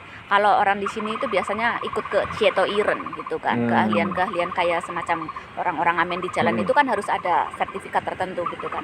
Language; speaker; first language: Indonesian; native; Indonesian